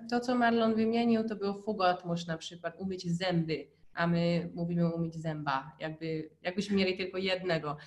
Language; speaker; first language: Polish; non-native, fluent; Hungarian